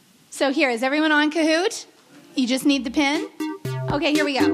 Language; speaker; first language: English; native; English